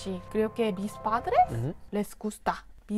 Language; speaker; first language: Spanish; non-native, learner; Korean